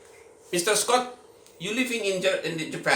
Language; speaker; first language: English; non-native, learner; Indonesian